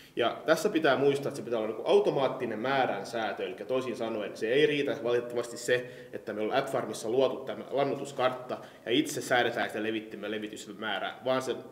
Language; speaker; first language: Finnish; non-native, local second language; Swedish